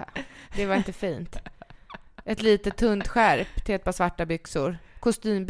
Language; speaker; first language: Swedish; native; Swedish